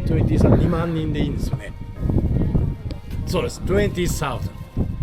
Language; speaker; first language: Japanese; native; Japanese